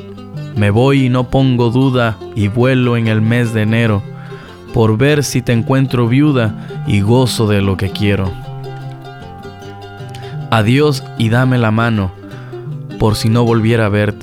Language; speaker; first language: Spanish; native; Spanish